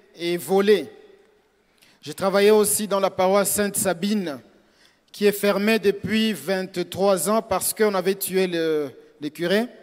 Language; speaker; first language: French; non-native, local second language; Swahili